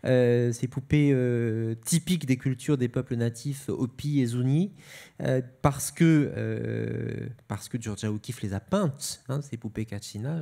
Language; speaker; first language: French; native; French